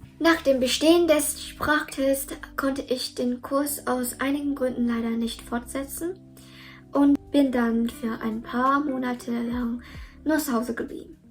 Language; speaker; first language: German; early bilingual, other home language; Vietnamese